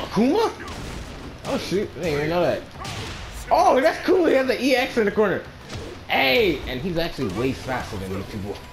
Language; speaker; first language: English; native; English